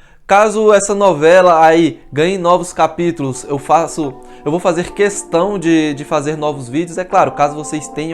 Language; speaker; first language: Portuguese; native; Portuguese